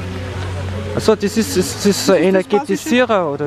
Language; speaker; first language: German; native; German